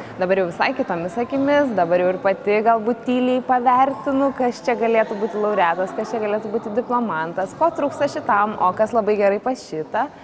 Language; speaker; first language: Lithuanian; native; Lithuanian